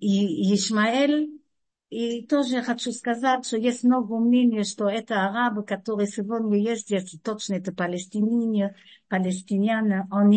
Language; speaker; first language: Russian; non-native, fluent; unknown